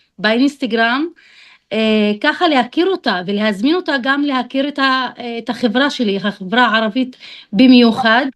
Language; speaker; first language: Hebrew; non-native, local second language; Arabic